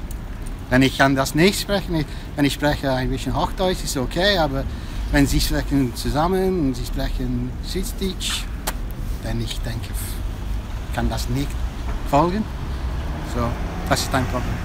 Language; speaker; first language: German; non-native, learner; English